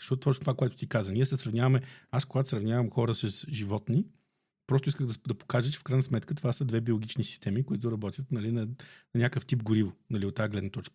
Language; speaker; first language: Bulgarian; native; Bulgarian